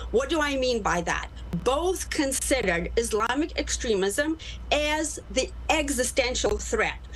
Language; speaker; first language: English; non-native, fluent; Russian